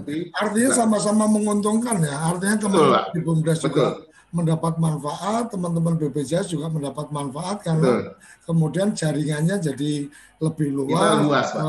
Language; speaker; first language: Malay; native; Malay